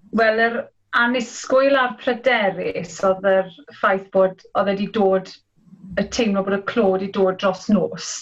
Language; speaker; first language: Welsh; native; Welsh